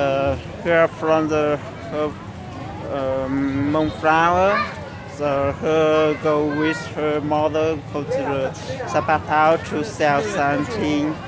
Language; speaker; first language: English; non-native, learner; Hmong